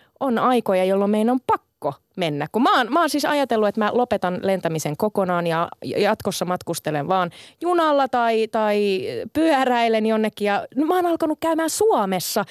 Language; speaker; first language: Finnish; early bilingual, other home language; Sinhala